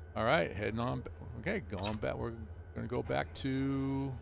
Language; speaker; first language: English; native; English